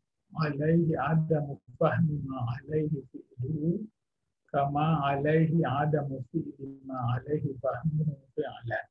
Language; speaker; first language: Arabic; non-native, fluent; Indonesian